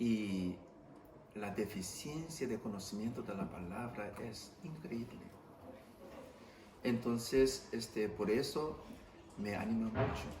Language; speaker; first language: Spanish; non-native, fluent; English